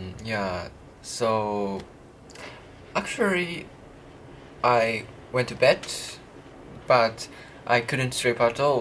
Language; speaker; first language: English; non-native, learner; Japanese